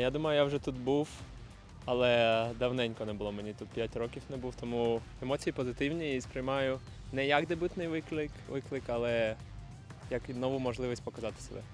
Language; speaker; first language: Ukrainian; non-native, local second language; Russian